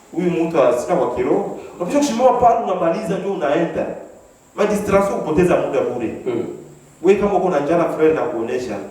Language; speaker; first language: Swahili; native; Swahili